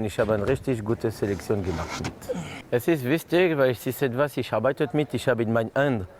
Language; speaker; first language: German; non-native, learner; French